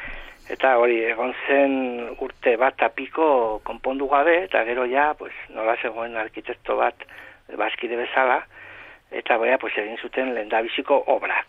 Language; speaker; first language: Basque; non-native, local second language; Spanish